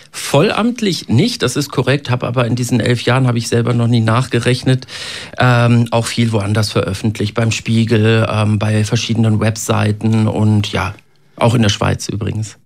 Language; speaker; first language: German; native; German